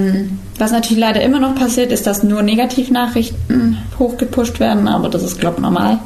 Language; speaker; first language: German; native; German